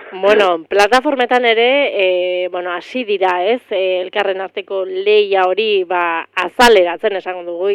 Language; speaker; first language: Basque; native; Basque